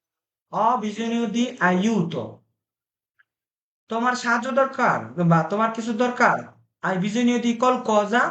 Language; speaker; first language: Italian; non-native, fluent; Bangla